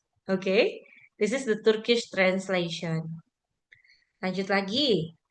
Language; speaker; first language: English; non-native, fluent; Indonesian